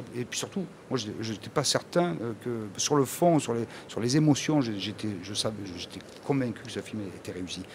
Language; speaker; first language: French; native; French